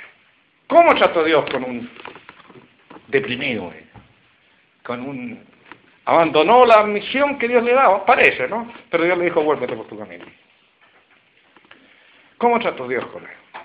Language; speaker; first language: Spanish; native; Spanish